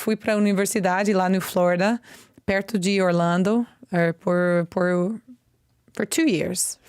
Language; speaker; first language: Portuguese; non-native, learner; English